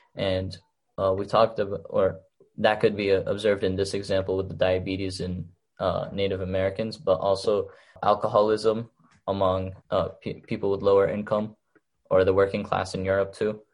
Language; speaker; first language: English; early bilingual, other home language; Arabic